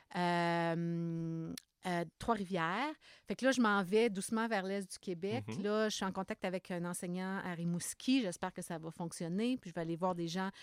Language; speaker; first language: French; native; French